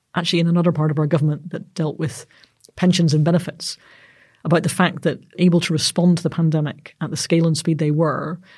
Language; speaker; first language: English; native; English